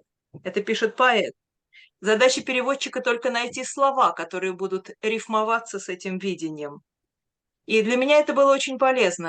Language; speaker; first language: Russian; native; Russian